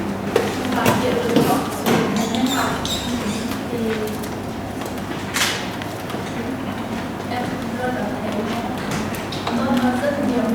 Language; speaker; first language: Vietnamese; non-native, local second language; Hmong